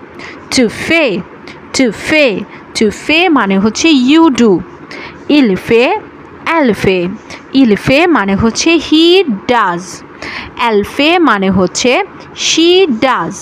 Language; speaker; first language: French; non-native, learner; Bangla